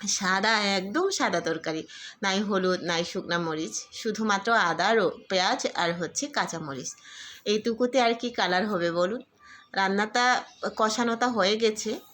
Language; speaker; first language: Bangla; non-native, local second language; Garo